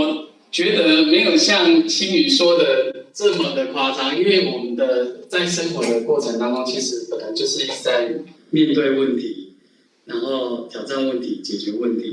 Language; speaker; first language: Chinese; native; Chinese